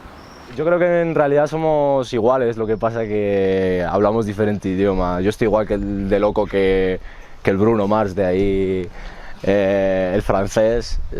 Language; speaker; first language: Spanish; early bilingual, other home language; Arabic